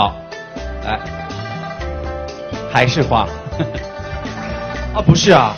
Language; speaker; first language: Chinese; native; Chinese